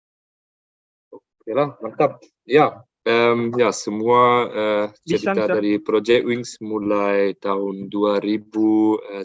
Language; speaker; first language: Indonesian; non-native, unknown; German